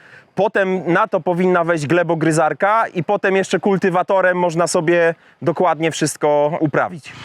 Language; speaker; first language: Polish; native; Polish